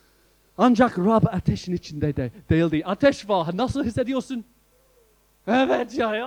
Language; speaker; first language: Turkish; non-native, fluent; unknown